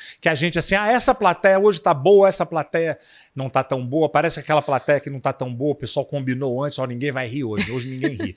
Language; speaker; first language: Portuguese; native; Portuguese